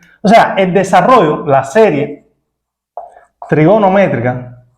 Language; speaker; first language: Spanish; native; Spanish